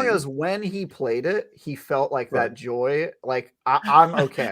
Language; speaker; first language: English; native; English